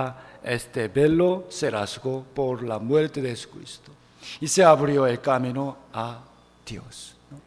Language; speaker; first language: Spanish; non-native, fluent; Korean